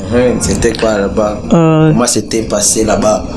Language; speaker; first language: French; non-native, local second language; Rundi